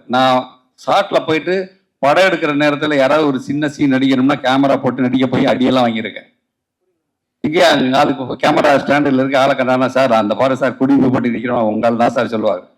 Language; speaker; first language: Tamil; native; Tamil